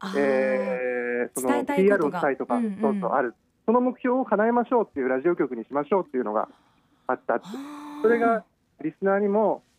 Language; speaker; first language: Japanese; native; Japanese